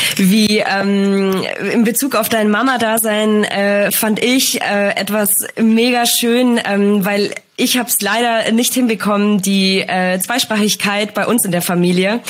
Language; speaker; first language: German; early bilingual, other home language; Polish